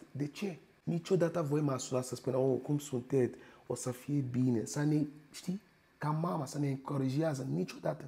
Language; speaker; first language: Romanian; non-native, fluent; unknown